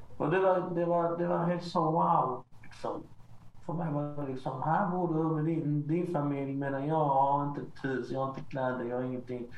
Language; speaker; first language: Swedish; early bilingual, other home language; Arabic